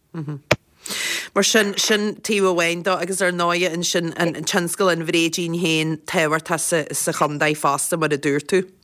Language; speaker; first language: Irish; native; Irish